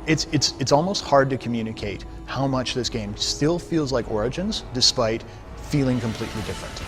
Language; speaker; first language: English; native; English